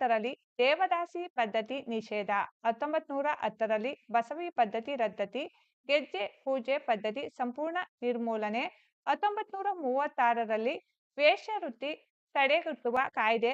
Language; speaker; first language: Kannada; native; Kannada